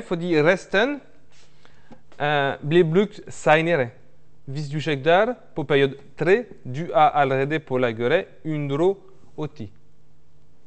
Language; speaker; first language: Norwegian; non-native, fluent; French